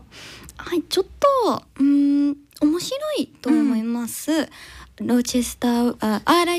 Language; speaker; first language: Japanese; non-native, learner; English